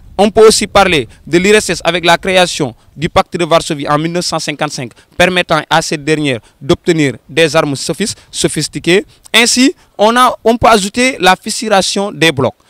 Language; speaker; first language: French; non-native, local second language; Wolof